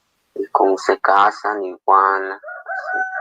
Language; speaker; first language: Spanish; non-native, local second language; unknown